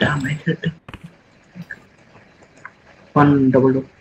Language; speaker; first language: English; non-native, local second language; Kannada